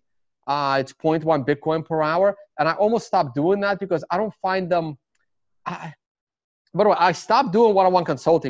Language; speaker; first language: English; early bilingual, other home language; Russian